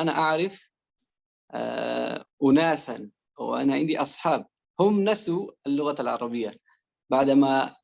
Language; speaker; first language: Arabic; non-native, fluent; Persian